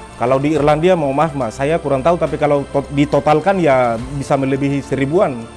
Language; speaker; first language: Indonesian; non-native, local second language; Tetum